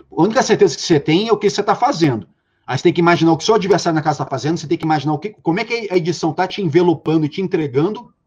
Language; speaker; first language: Portuguese; native; Portuguese